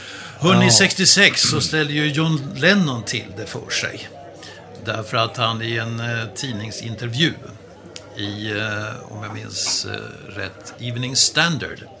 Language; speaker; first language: Swedish; native; Swedish